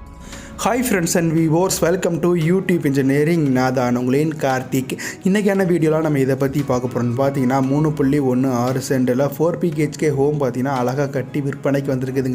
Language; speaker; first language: Tamil; native; Tamil